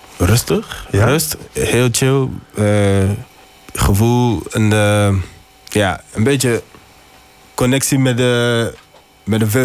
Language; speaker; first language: Dutch; non-native, learner; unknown